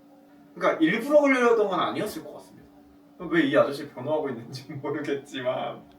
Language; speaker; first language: Korean; native; Korean